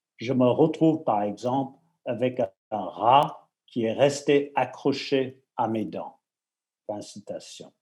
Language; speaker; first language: French; non-native, fluent; English